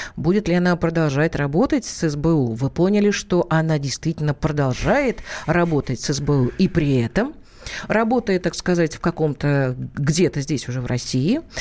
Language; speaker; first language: Russian; native; Russian